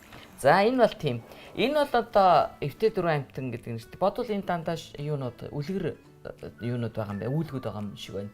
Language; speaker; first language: Mongolian; native; Mongolian